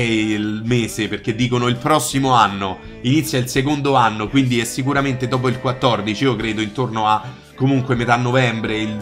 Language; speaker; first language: Italian; native; Italian